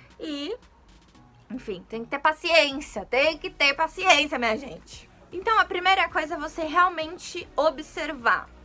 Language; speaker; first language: Portuguese; native; Portuguese